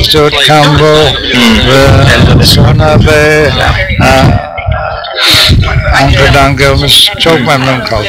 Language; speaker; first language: Turkish; non-native, learner; English